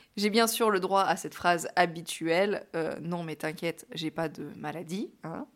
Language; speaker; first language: French; native; French